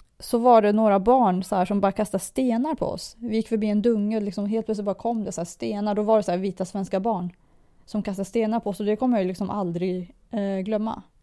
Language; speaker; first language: Swedish; early bilingual, other home language; Persian